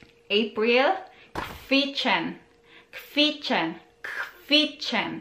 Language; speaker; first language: Polish; non-native, learner; Filipino